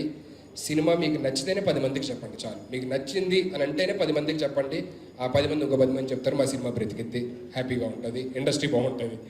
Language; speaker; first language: Telugu; native; Telugu